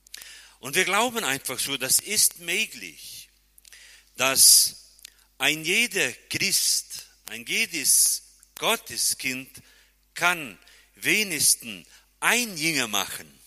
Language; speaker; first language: German; non-native, fluent; Portuguese